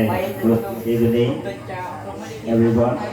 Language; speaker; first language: English; non-native, learner; Khmer